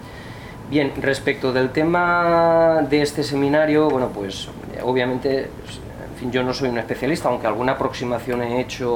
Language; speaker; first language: Spanish; native; Spanish